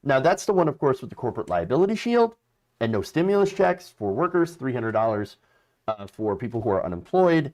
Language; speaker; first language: English; native; English